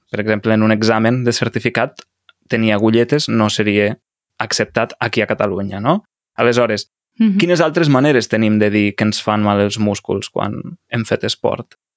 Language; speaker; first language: Catalan; native; Catalan